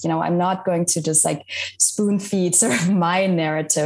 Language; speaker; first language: English; non-native, fluent; German